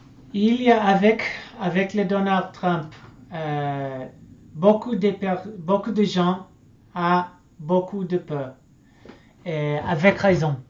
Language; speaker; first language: French; non-native, learner; English